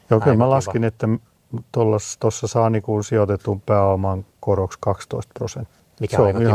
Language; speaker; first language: Finnish; native; Finnish